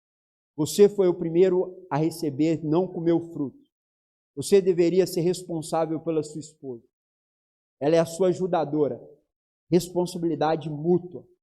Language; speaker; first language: Portuguese; native; Portuguese